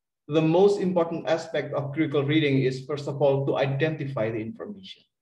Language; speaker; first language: English; non-native, fluent; Indonesian